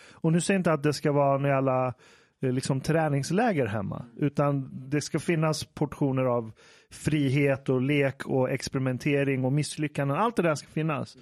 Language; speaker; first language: Swedish; early bilingual, other home language; Persian